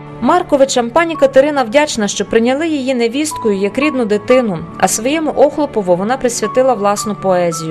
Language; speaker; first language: Ukrainian; native; Ukrainian